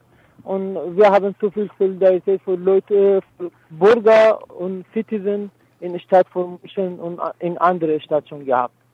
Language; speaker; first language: German; non-native, learner; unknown